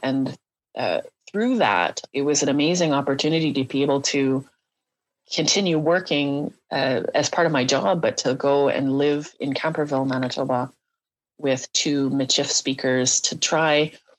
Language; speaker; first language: English; native; English